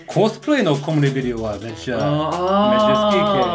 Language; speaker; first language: Japanese; non-native, fluent; English